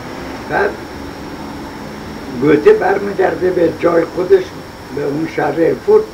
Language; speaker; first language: Persian; native; Persian